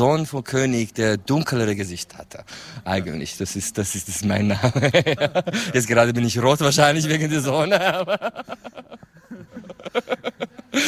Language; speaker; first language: German; non-native, fluent; Persian